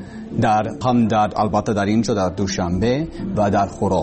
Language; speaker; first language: Persian; non-native, learner; English